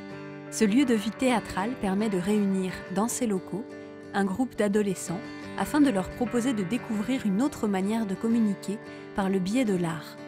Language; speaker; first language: French; native; French